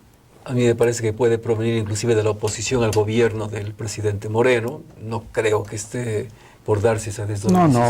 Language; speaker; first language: Spanish; native; Spanish